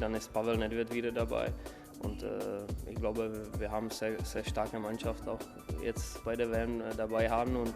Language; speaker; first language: German; non-native, fluent; Czech